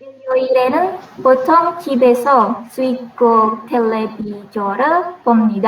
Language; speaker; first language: Korean; non-native, learner; Indonesian